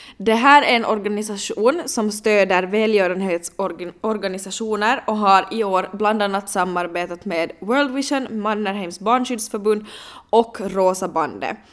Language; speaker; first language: Swedish; native; Swedish